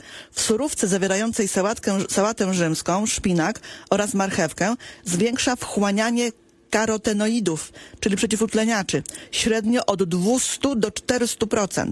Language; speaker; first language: Polish; native; Polish